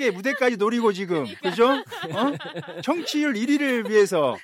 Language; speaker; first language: Korean; native; Korean